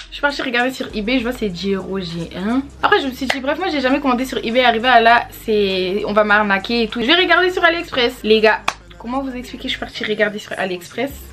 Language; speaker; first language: French; native; French